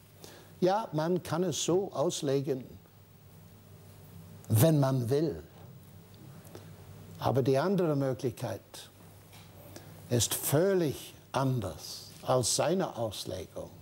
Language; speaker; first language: German; non-native, fluent; English